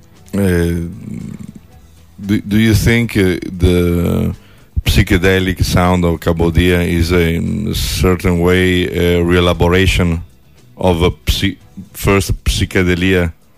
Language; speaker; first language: English; non-native, learner; Italian